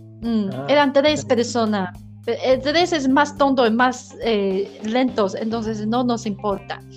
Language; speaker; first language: Spanish; non-native, learner; Chinese